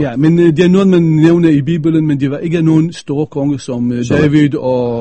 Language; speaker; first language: Danish; non-native, fluent; Arabic